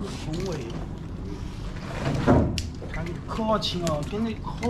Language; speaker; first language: Chinese; native; Chinese